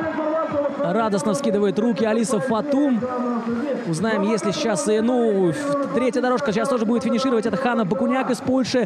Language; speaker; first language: Russian; native; Russian